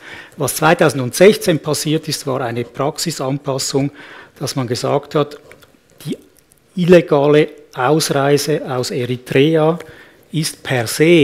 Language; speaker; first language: German; native; German